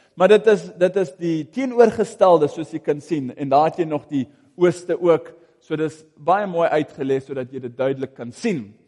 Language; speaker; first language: Afrikaans; non-native, fluent; English